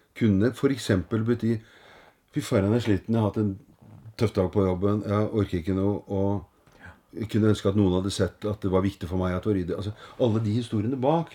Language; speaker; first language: Norwegian; native; Norwegian